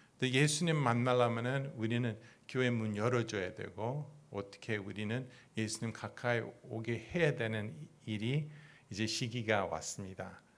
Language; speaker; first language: Korean; non-native, fluent; English